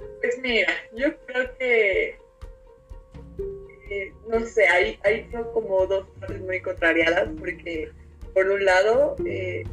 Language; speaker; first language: Spanish; native; Spanish